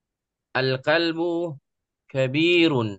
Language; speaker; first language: Arabic; non-native, learner; Indonesian